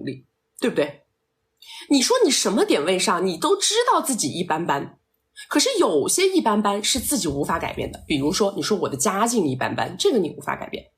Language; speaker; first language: Chinese; native; Chinese